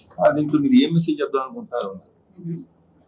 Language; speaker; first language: Telugu; native; Telugu